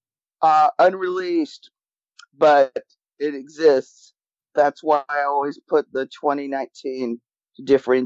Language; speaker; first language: English; native; English